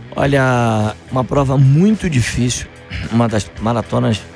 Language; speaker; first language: Portuguese; native; Portuguese